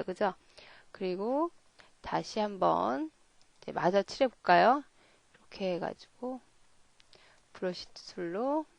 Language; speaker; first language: Korean; native; Korean